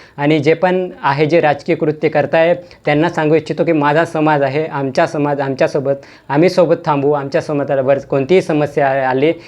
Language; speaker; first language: Marathi; non-native, local second language; Bhili